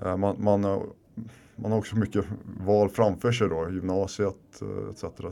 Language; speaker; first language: Swedish; early bilingual, other home language; Finnish